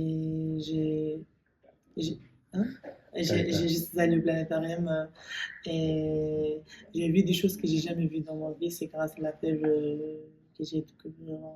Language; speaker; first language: French; non-native, learner; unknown